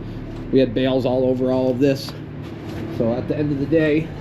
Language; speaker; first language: English; native; English